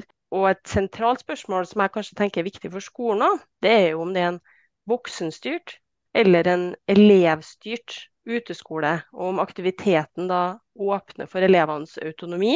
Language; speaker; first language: Norwegian; native; Norwegian